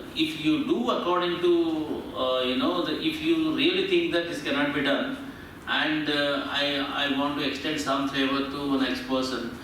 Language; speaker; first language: English; non-native, local second language; Telugu